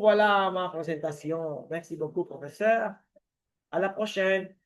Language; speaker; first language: French; non-native, learner; Spanish